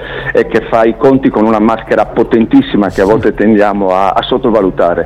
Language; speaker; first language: Italian; native; Italian